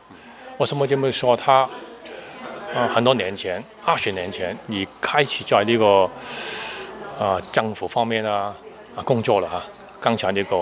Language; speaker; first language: Chinese; non-native, fluent; Cantonese